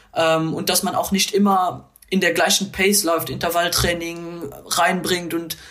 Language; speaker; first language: German; non-native, local second language; Luxembourgish